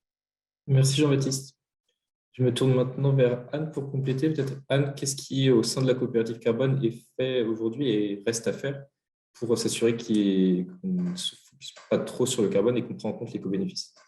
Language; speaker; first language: French; native; French